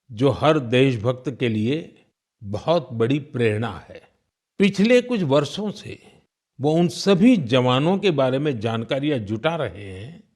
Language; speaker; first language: Hindi; non-native, local second language; Gujarati